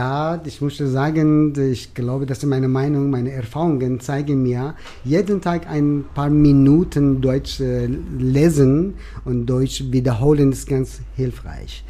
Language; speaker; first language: German; non-native, learner; Persian